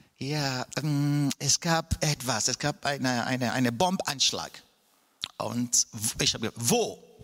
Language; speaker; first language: German; non-native, fluent; Igbo